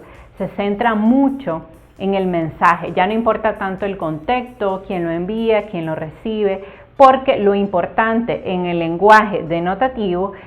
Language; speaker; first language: Spanish; native; Spanish